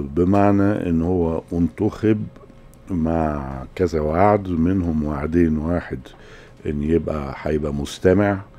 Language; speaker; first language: Arabic; native; Arabic